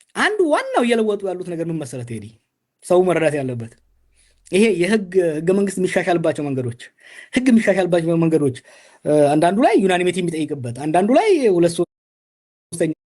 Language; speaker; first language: Amharic; non-native, local second language; Oromo